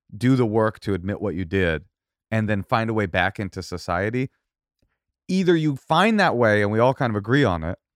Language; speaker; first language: English; native; English